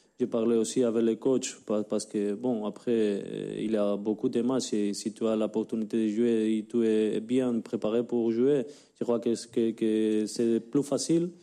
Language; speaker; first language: French; non-native, learner; Spanish